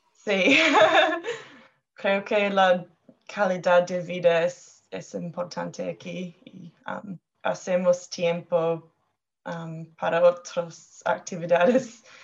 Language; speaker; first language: Spanish; non-native, learner; English